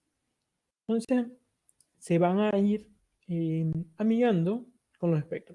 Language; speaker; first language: Spanish; native; Spanish